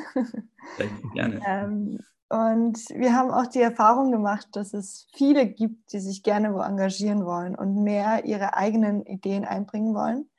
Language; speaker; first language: German; non-native, fluent; Spanish